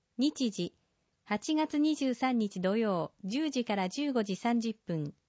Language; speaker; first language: Japanese; native; Japanese